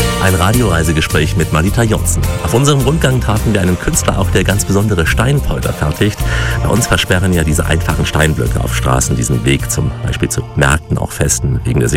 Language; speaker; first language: German; native; German